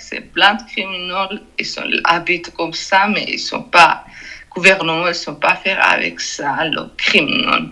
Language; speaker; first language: French; non-native, learner; Georgian